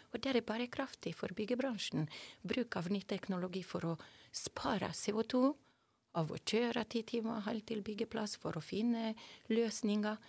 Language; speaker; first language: Norwegian; non-native, fluent; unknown